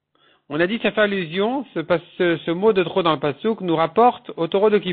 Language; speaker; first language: French; native; French